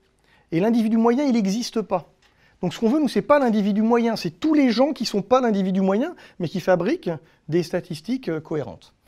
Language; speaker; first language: French; native; French